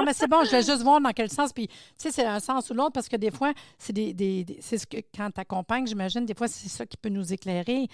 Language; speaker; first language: French; native; French